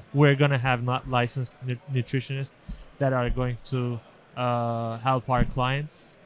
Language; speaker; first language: English; non-native, fluent; Turkish